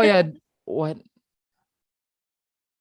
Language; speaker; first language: English; non-native, learner; Indonesian